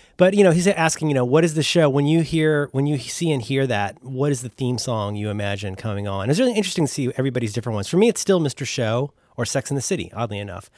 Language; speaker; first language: English; native; English